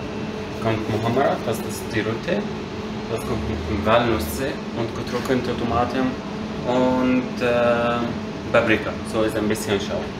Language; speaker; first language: German; non-native, learner; Arabic